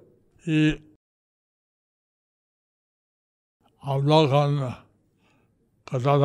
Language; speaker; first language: Spanish; non-native, learner; English